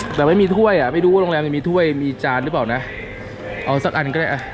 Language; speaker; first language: Thai; native; Thai